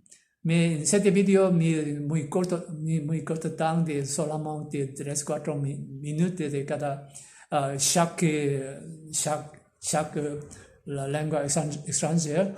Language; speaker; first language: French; non-native, learner; Korean